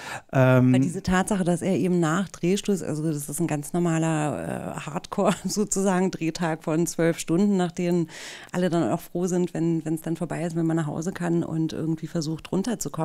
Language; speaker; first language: German; native; German